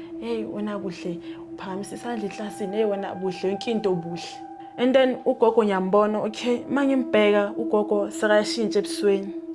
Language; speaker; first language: Zulu; native; Zulu